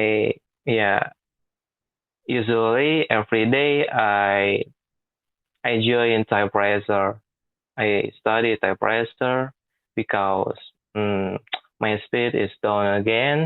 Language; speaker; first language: English; non-native, learner; Indonesian